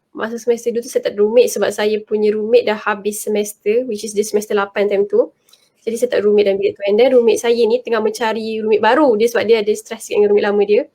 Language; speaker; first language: Malay; native; Malay